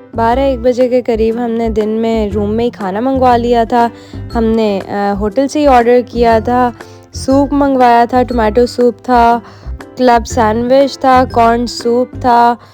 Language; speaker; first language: Urdu; native; Urdu